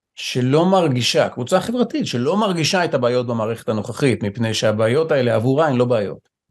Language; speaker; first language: Hebrew; native; Hebrew